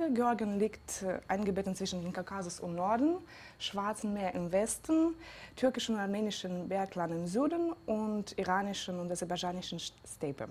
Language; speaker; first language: German; non-native, fluent; Georgian